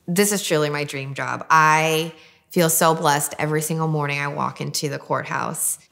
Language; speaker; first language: English; native; English